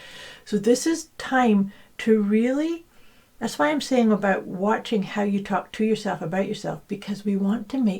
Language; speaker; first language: English; native; English